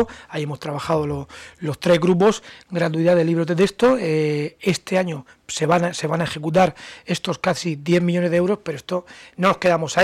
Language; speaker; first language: Spanish; native; Spanish